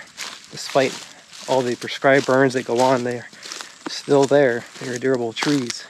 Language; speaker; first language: English; native; English